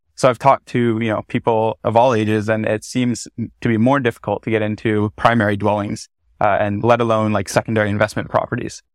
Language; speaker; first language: English; native; English